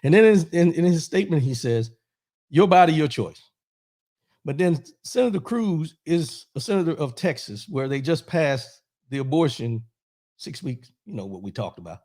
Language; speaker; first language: English; native; English